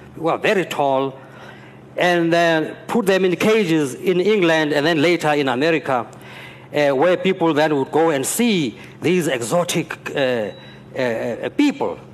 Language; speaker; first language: English; non-native, local second language; Xhosa